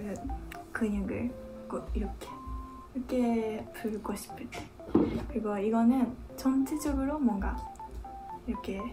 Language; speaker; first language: Korean; non-native, fluent; Japanese